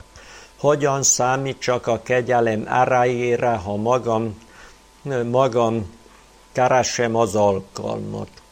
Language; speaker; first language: Hungarian; native; Hungarian